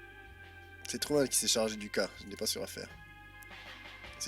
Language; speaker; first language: French; native; French